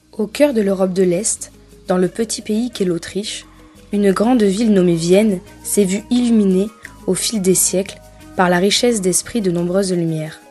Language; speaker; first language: French; native; French